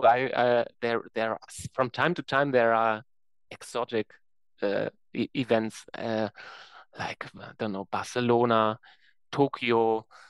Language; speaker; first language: English; non-native, fluent; German